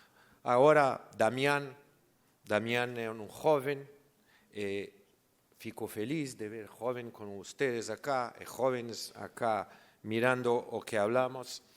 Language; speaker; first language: Spanish; non-native, learner; Portuguese